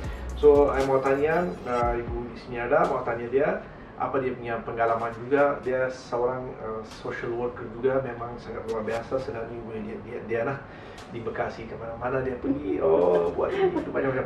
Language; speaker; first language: Indonesian; non-native, learner; Malay